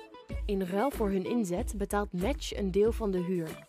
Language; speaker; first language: Dutch; native; Dutch